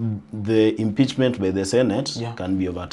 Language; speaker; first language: English; non-native, local second language; Swahili